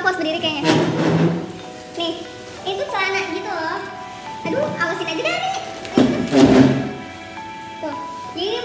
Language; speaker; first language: Indonesian; native; Indonesian